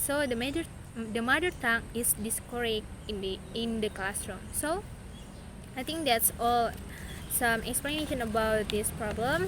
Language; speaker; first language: English; non-native, learner; Indonesian